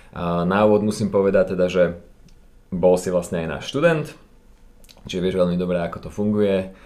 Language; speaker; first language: Slovak; native; Slovak